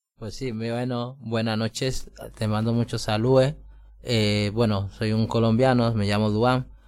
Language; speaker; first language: Spanish; native; Spanish